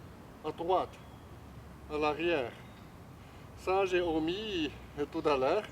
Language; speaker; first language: French; non-native, fluent; Chinese